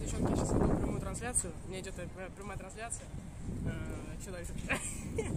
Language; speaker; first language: Russian; native; Russian